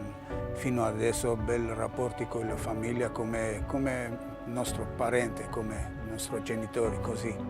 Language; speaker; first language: Italian; non-native, learner; Armenian